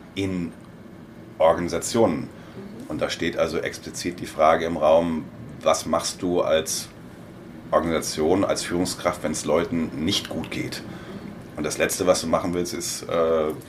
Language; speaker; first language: German; native; German